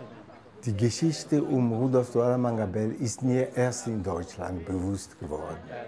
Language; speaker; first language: German; non-native, fluent; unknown